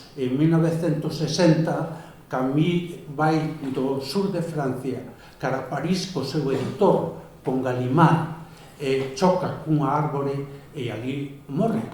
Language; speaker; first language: Galician; native; Galician